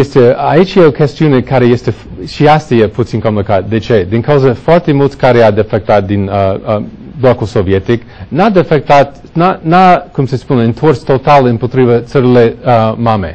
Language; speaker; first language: Romanian; non-native, learner; English